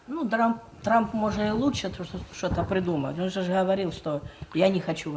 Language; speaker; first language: Russian; native; Russian